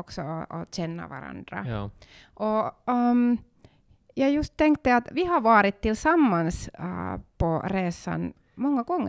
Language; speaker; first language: Swedish; non-native, local second language; Finnish